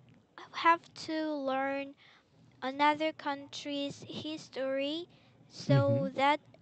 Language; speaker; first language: English; non-native, learner; Korean